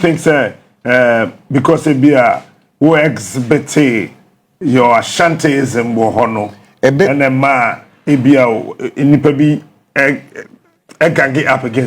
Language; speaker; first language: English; non-native, local second language; Akan